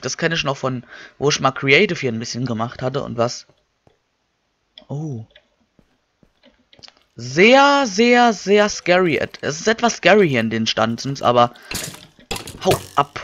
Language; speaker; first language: German; native; German